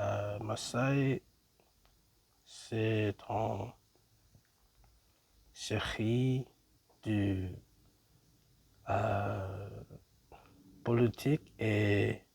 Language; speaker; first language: French; non-native, learner; English